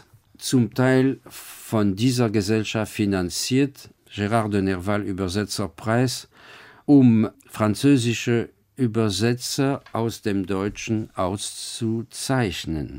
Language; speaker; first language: German; non-native, fluent; French